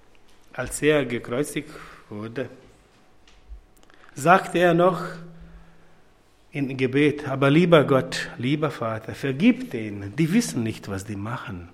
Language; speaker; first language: German; non-native, fluent; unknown